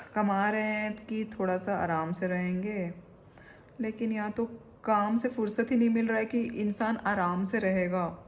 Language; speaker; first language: Hindi; non-native, local second language; Kannada